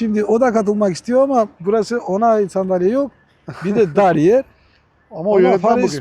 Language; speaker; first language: Turkish; non-native, fluent; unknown